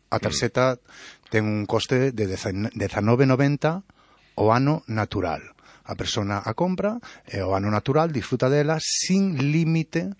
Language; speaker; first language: Galician; non-native, local second language; Spanish